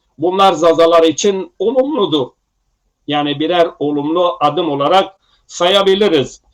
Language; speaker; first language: Turkish; non-native, local second language; Zaza